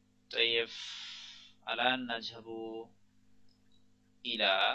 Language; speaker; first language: Arabic; non-native, learner; Bangla